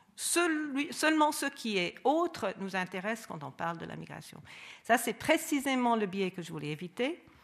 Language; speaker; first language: French; non-native, fluent; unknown